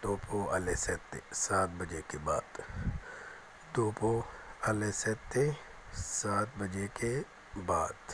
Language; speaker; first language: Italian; non-native, learner; Urdu